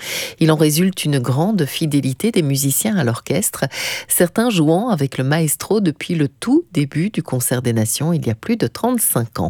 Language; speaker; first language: French; native; French